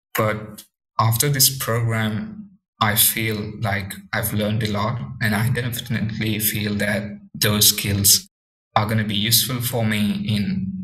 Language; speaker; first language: English; non-native, fluent; Morisyen